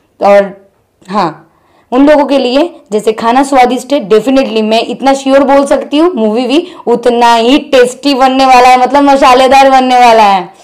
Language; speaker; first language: Hindi; non-native, local second language; Bangla